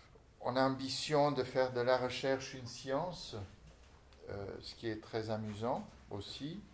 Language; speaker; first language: French; non-native, fluent; Portuguese